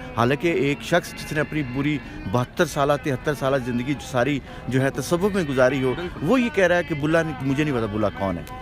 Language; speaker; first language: Urdu; non-native, local second language; Punjabi